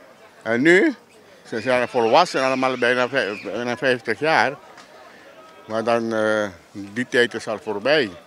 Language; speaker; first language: Dutch; non-native, local second language; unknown